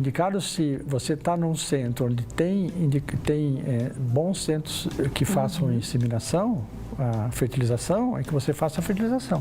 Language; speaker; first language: Portuguese; native; Portuguese